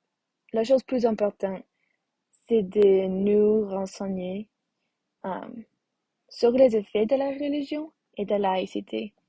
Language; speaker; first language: French; non-native, learner; English